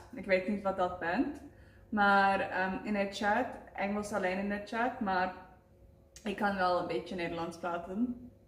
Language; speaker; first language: Dutch; non-native, learner; Afrikaans